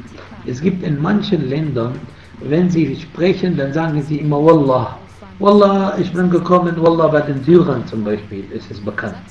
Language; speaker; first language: German; non-native, fluent; Arabic